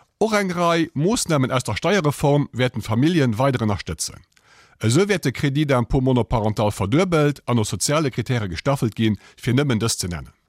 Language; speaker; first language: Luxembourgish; native; Luxembourgish